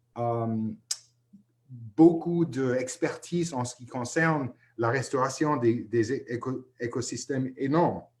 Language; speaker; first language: French; non-native, fluent; English